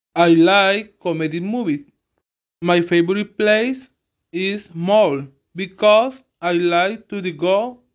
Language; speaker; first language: English; non-native, learner; Spanish